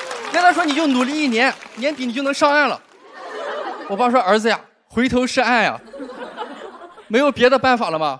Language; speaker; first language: Chinese; native; Chinese